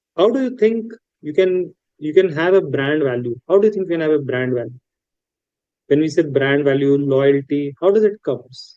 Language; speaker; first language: English; non-native, local second language; Hindi